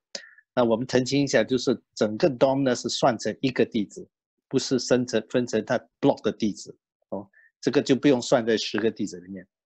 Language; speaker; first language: Chinese; native; Chinese